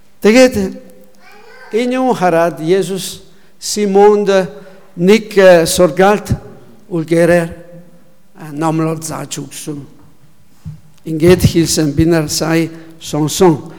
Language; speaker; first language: Mongolian; non-native, learner; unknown